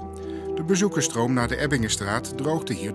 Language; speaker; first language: Dutch; native; Dutch